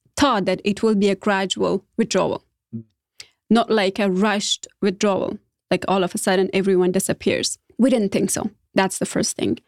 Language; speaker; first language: English; non-native, fluent; Persian